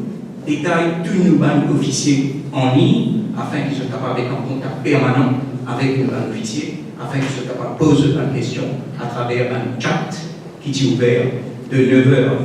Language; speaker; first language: French; non-native, local second language; Morisyen